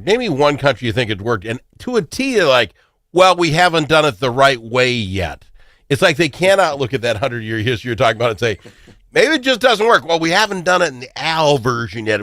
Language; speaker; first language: English; native; English